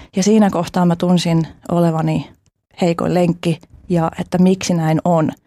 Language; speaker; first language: Finnish; early bilingual, other home language; Albanian